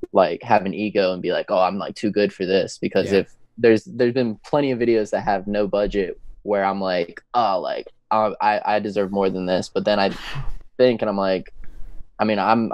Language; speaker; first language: English; native; English